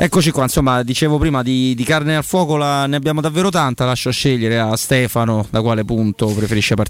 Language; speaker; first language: Italian; native; Italian